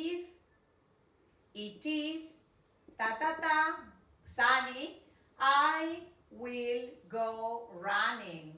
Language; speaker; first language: English; non-native, fluent; Spanish